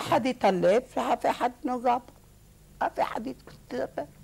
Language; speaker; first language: Hebrew; non-native, learner; Arabic